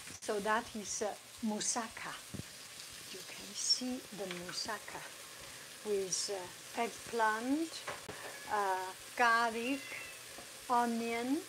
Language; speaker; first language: English; non-native, fluent; Chinese